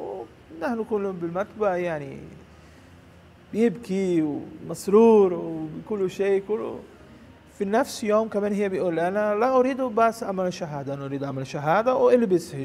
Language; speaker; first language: Arabic; non-native, learner; Portuguese